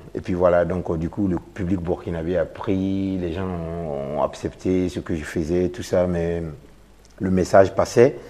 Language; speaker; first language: French; non-native, local second language; Mossi